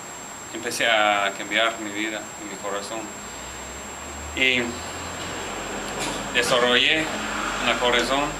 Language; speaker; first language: Spanish; non-native, learner; English